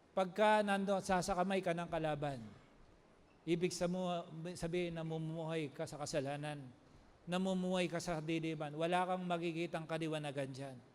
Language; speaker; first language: Filipino; non-native, local second language; Pampanga